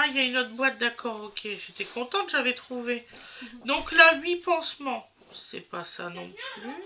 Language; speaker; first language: French; native; French